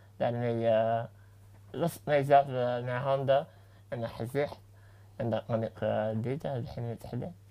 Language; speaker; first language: Dutch; early bilingual, other home language; Arabic